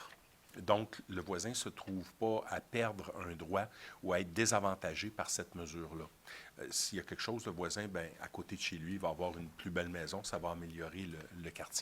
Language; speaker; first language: French; native; French